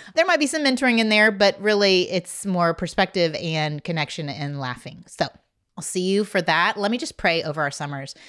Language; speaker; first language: English; native; English